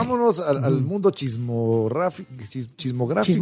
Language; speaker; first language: Spanish; native; Spanish